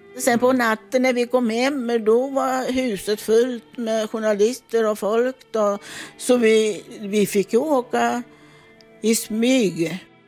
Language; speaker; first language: Swedish; non-native, fluent; Italian